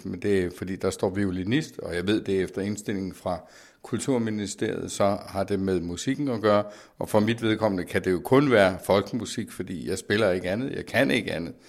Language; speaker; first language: Danish; native; Danish